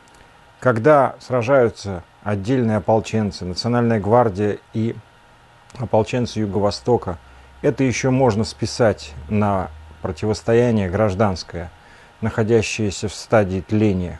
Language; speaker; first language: Russian; native; Russian